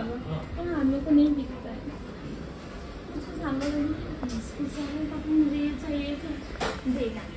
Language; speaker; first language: Hindi; non-native, local second language; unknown